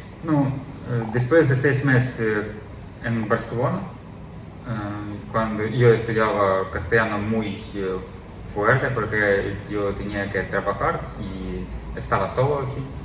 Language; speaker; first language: Spanish; non-native, learner; Ukrainian